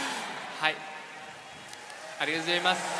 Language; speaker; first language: Japanese; non-native, fluent; Korean